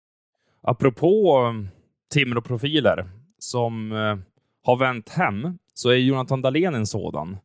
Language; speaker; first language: Swedish; native; Swedish